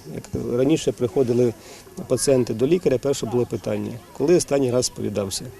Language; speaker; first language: Ukrainian; non-native, local second language; Russian